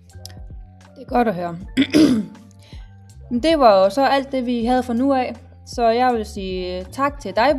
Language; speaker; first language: Danish; native; Danish